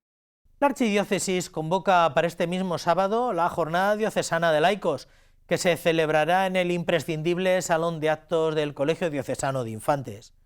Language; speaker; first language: Spanish; native; Spanish